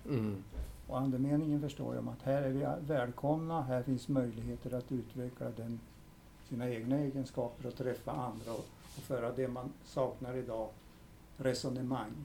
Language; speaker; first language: Swedish; native; Swedish